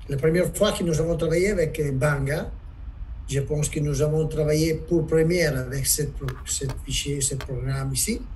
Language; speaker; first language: French; non-native, learner; Italian